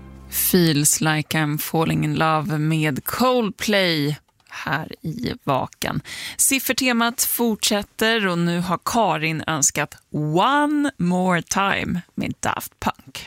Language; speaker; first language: Swedish; native; Swedish